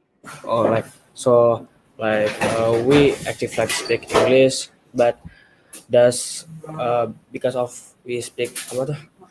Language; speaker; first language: English; non-native, learner; Indonesian